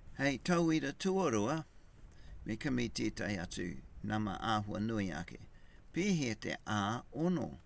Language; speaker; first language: Māori; non-native, local second language; English